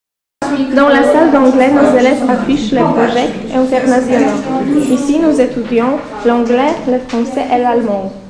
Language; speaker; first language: French; non-native, learner; Polish